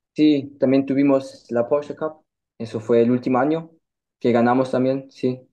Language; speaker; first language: Spanish; early bilingual, heritage; German